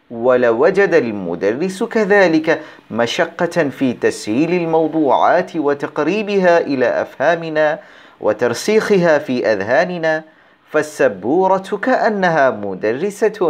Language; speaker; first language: Arabic; non-native, fluent; Bangla